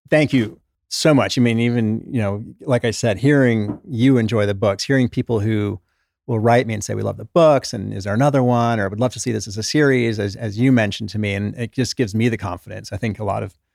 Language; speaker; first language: English; native; English